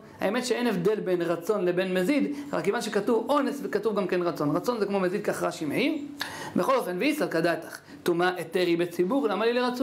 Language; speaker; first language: Hebrew; native; Hebrew